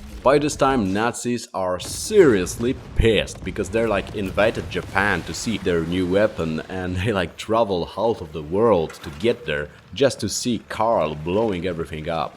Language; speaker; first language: English; non-native, fluent; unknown